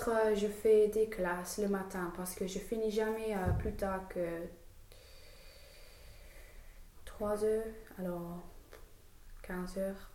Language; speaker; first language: French; non-native, fluent; English